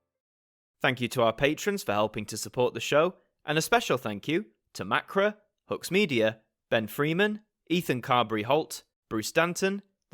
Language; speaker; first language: English; native; English